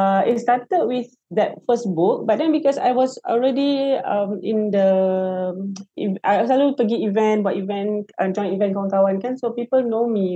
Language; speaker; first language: English; non-native, local second language; Malay